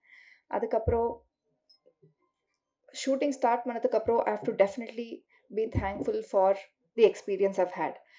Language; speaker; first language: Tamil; non-native, learner; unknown